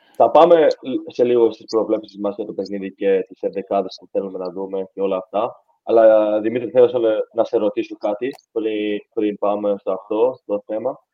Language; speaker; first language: Greek; early bilingual, heritage; Greek